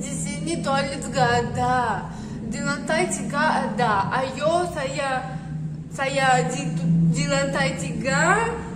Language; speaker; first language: Indonesian; non-native, learner; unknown